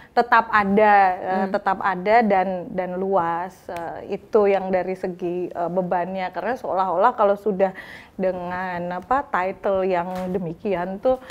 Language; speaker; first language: Indonesian; native; Indonesian